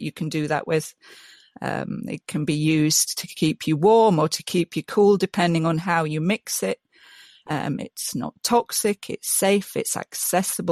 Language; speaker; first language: English; native; English